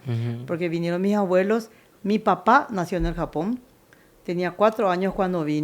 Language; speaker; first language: Spanish; native; Spanish